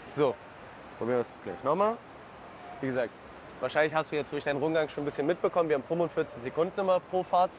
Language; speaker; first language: German; native; German